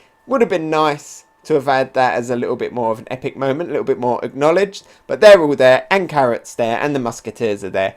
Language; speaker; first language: English; native; English